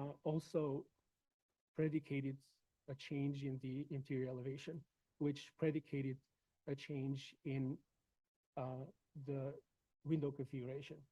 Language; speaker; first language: English; non-native, fluent; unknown